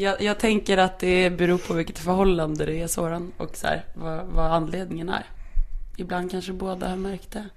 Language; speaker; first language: Swedish; native; Swedish